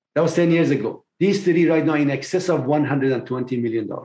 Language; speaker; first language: English; non-native, fluent; Persian